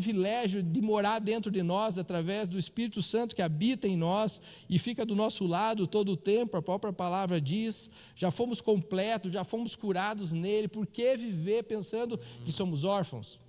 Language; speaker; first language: Portuguese; native; Portuguese